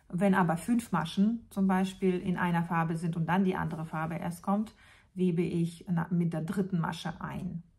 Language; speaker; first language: German; non-native, fluent; Russian